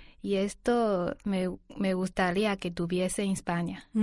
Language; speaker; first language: Spanish; non-native, learner; Chinese